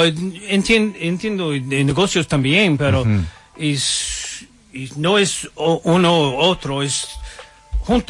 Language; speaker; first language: Spanish; non-native, learner; English